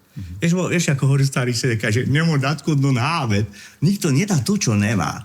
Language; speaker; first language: Slovak; native; Slovak